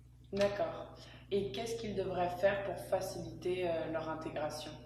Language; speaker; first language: French; native; French